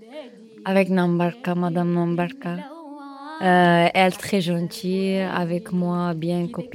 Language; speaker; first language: French; non-native, learner; Turkish